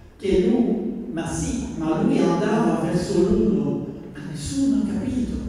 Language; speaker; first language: Italian; non-native, fluent; Dutch